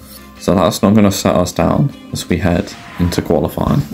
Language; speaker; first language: English; native; English